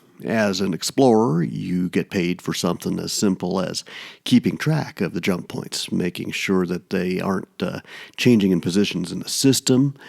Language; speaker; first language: English; native; English